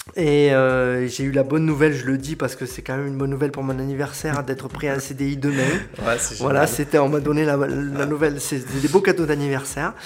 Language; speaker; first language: French; native; French